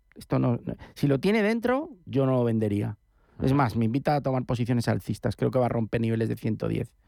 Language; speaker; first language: Spanish; native; Spanish